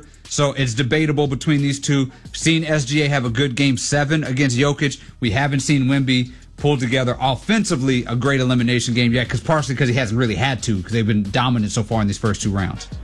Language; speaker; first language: English; native; English